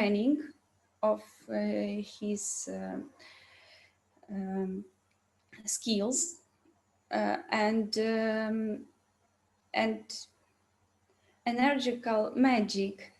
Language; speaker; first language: English; non-native, learner; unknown